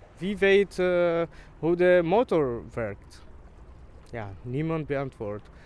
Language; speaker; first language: Dutch; non-native, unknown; Arabic